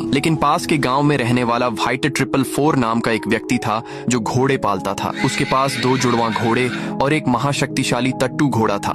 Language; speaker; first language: Hindi; native; Hindi